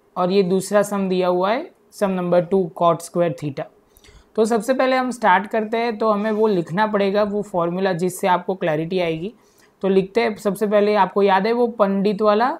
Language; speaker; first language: Hindi; non-native, local second language; Gujarati